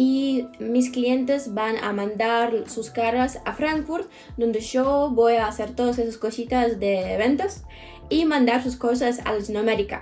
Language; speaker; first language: Spanish; non-native, fluent; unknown